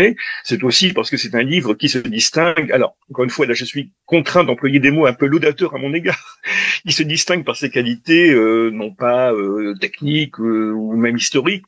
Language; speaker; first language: French; native; French